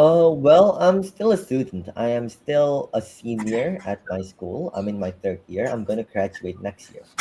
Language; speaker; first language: English; non-native, fluent; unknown